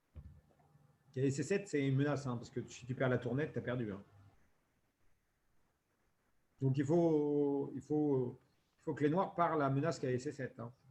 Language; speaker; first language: French; native; French